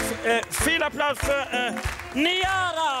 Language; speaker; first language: German; non-native, learner; Swedish